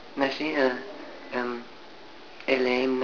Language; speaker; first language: French; non-native, learner; English